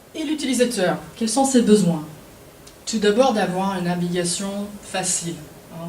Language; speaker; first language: French; non-native, fluent; English